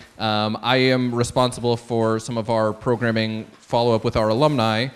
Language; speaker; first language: English; native; English